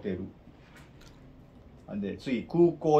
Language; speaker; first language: Japanese; non-native, learner; Korean